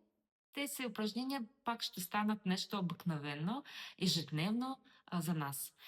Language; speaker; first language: Bulgarian; non-native, learner; Russian